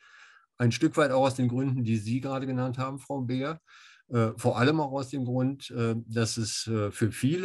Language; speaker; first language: German; native; German